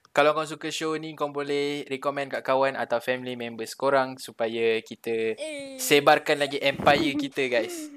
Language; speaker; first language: Malay; native; Malay